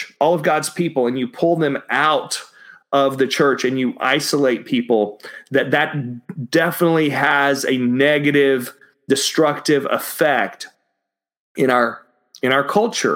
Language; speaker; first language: English; native; English